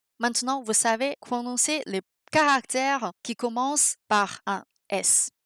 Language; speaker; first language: French; non-native, fluent; Chinese